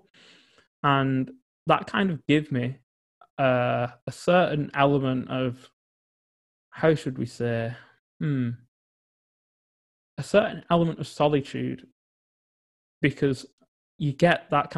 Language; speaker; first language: English; native; English